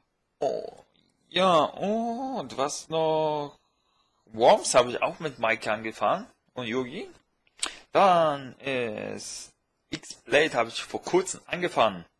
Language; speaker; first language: German; non-native, fluent; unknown